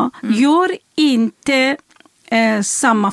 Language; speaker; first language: Swedish; non-native, fluent; Persian